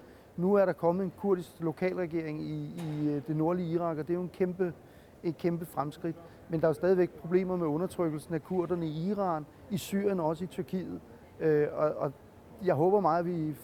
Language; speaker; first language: Danish; native; Danish